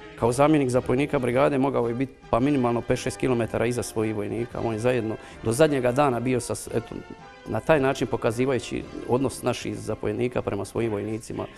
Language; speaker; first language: Croatian; native; Croatian